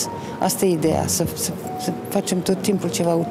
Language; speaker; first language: Romanian; non-native, fluent; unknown